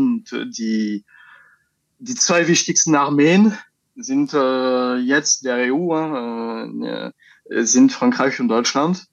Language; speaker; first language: German; non-native, fluent; French